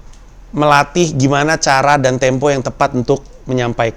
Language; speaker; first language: Indonesian; native; Indonesian